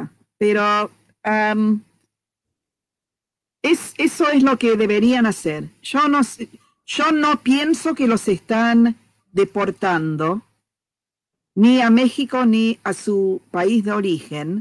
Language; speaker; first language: Spanish; non-native, fluent; English